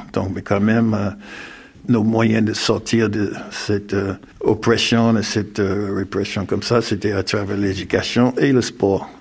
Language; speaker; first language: French; non-native, fluent; English